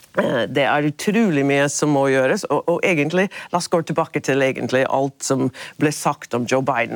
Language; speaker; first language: Norwegian; non-native, fluent; English